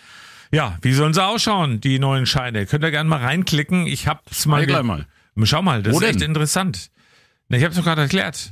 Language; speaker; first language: German; native; German